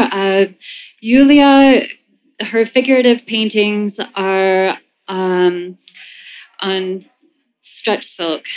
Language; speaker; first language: English; native; English